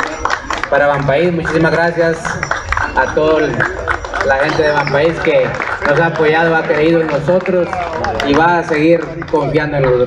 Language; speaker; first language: Spanish; native; Spanish